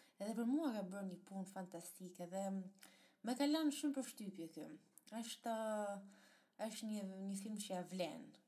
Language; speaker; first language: Albanian; early bilingual, heritage; Albanian